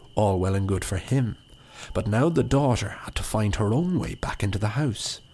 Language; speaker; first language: English; native; English